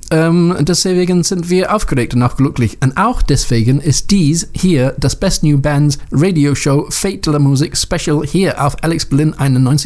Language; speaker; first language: German; non-native, learner; English